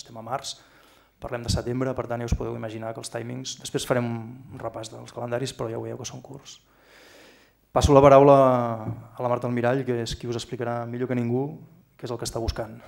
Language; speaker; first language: Catalan; native; Catalan